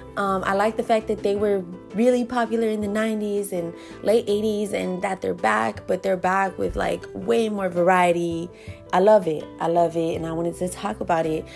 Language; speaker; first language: English; early bilingual, other home language; Spanish